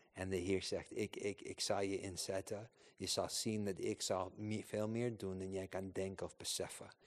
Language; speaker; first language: Dutch; non-native, fluent; English